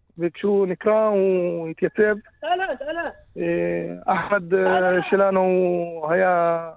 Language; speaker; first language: Hebrew; non-native, local second language; Arabic